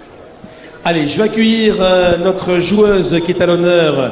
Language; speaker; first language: French; native; French